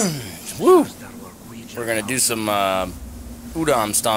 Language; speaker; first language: English; native; English